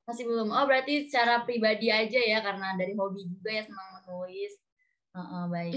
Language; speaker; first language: Indonesian; native; Indonesian